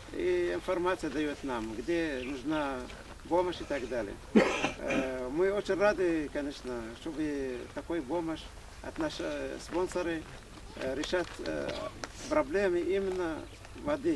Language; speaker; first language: Russian; non-native, fluent; Arabic